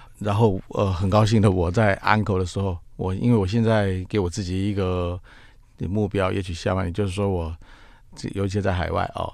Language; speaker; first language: Chinese; native; Chinese